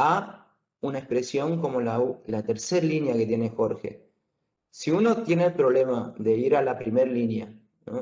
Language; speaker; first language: Spanish; native; Spanish